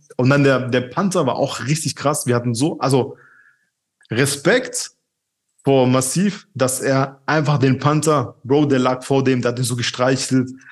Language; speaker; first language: German; native; German